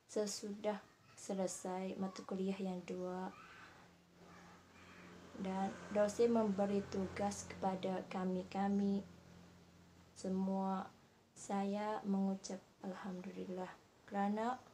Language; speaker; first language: Indonesian; non-native, learner; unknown